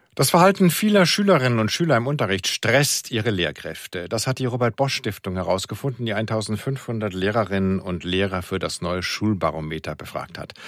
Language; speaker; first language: German; native; German